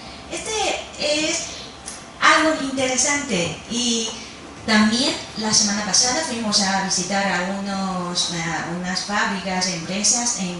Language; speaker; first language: Spanish; non-native, fluent; Chinese